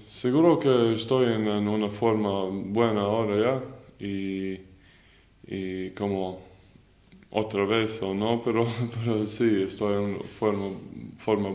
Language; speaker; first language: Spanish; non-native, learner; Latvian